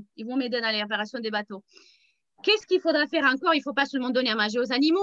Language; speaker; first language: French; native; French